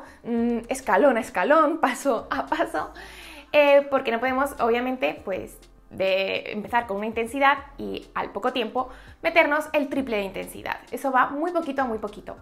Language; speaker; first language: Spanish; native; Spanish